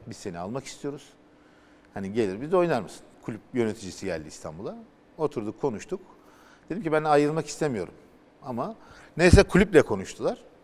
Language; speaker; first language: Turkish; native; Turkish